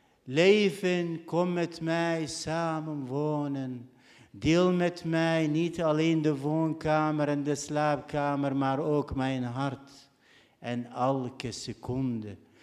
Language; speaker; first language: Dutch; non-native, fluent; Arabic